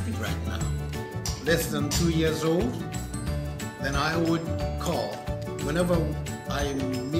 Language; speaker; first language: English; non-native, fluent; Japanese